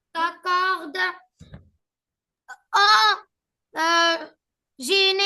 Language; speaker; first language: French; non-native, learner; Arabic